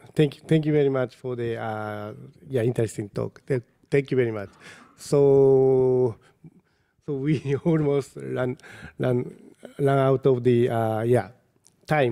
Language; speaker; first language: English; non-native, fluent; Japanese